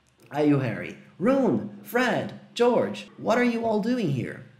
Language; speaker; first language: English; non-native, fluent; Portuguese